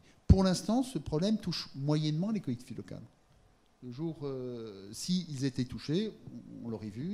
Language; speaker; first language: French; native; French